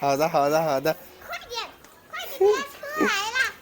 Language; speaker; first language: Chinese; native; Chinese